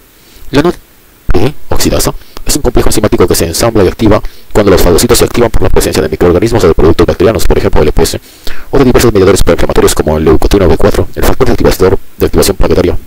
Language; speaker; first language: Spanish; native; Spanish